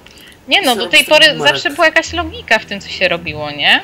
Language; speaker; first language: Polish; native; Polish